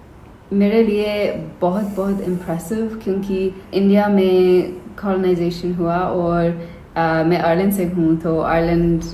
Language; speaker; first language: Hindi; non-native, learner; English